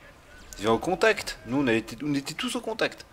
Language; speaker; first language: French; native; French